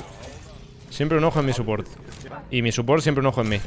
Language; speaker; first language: Spanish; native; Spanish